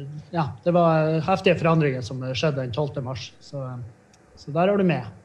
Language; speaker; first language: Norwegian; native; Norwegian